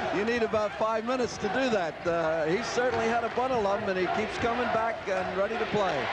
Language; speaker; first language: English; native; English